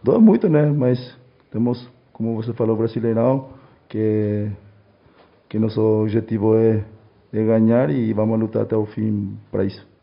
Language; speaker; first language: Portuguese; non-native, fluent; Spanish